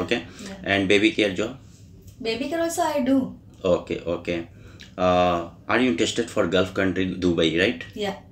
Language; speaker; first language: English; non-native, learner; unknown